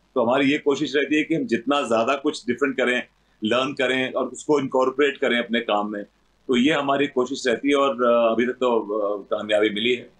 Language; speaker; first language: Hindi; native; Hindi